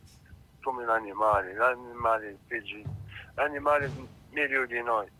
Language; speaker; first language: Italian; non-native, learner; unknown